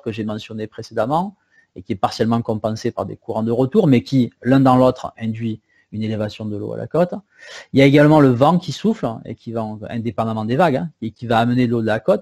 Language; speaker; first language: French; native; French